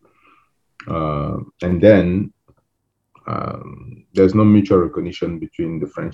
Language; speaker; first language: English; non-native, local second language; French